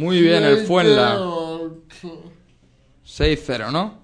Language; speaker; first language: Spanish; native; Spanish